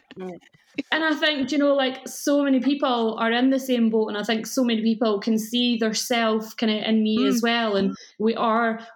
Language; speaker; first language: English; native; English